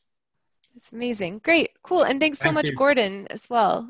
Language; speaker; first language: English; native; English